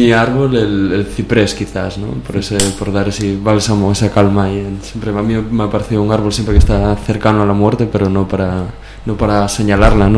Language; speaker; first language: Spanish; native; Spanish